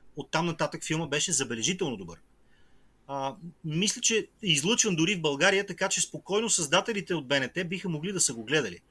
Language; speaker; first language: Bulgarian; native; Bulgarian